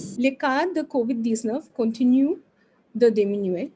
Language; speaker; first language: French; non-native, learner; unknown